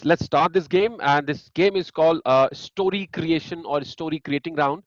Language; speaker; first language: English; non-native, fluent; Hindi